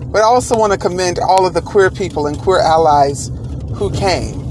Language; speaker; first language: English; native; English